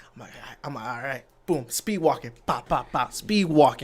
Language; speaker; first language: English; native; English